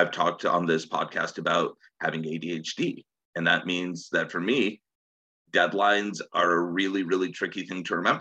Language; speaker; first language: English; native; English